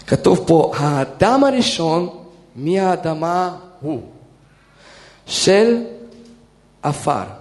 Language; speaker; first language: Hebrew; non-native, fluent; Russian